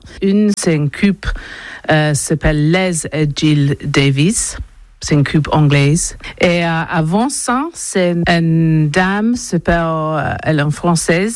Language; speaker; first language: French; non-native, learner; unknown